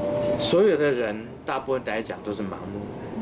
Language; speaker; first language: Chinese; native; Chinese